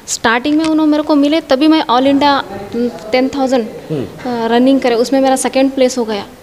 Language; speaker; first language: Hindi; non-native, local second language; Kannada